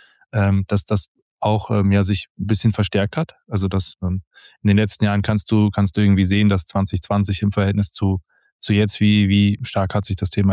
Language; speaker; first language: German; native; German